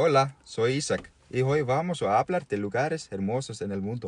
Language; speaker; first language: Spanish; non-native, learner; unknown